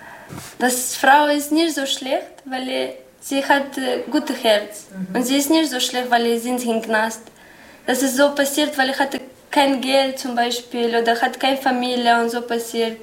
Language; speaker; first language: German; non-native, learner; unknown